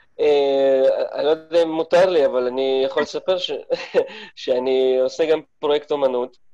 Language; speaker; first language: Hebrew; early bilingual, other home language; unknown